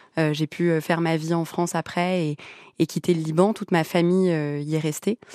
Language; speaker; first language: French; early bilingual, other home language; Arabic